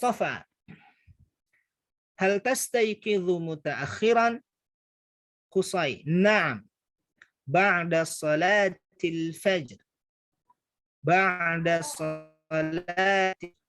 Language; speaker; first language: Arabic; non-native, fluent; Indonesian